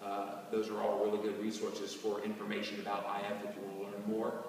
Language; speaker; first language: English; native; English